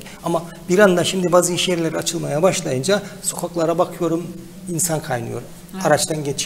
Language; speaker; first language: Turkish; native; Turkish